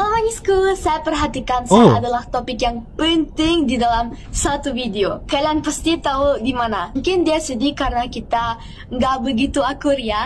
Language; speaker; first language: Indonesian; non-native, fluent; German